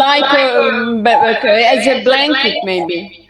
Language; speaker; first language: English; non-native, learner; Hungarian